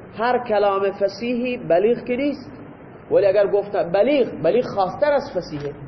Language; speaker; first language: Persian; non-native, local second language; Baluchi